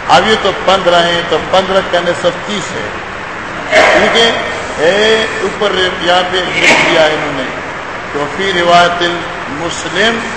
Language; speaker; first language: Urdu; non-native, local second language; Pashto